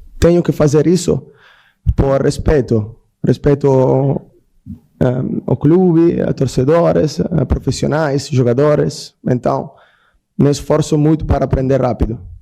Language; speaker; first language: Portuguese; non-native, fluent; Italian